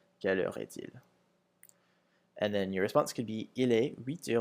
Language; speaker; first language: French; non-native, fluent; English